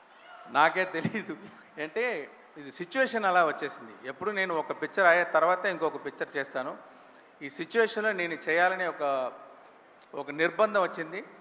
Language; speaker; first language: Telugu; non-native, local second language; Tamil